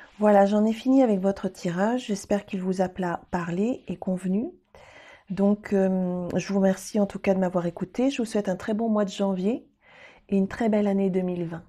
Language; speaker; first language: French; native; French